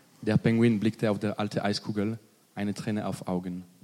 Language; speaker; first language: German; non-native, learner; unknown